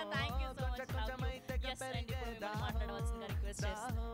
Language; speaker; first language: Telugu; native; Telugu